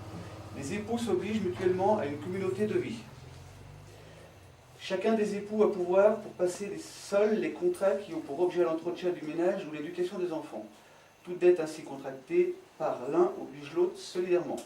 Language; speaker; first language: French; native; French